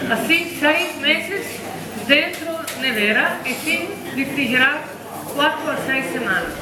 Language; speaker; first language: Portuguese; non-native, learner; Dutch